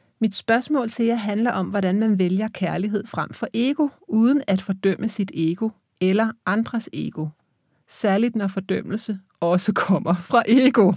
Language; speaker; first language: Danish; native; Danish